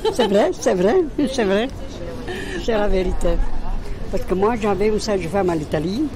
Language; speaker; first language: French; non-native, learner; Italian